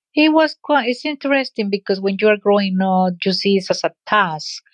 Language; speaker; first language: English; non-native, fluent; Spanish